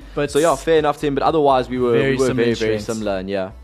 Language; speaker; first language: English; native; English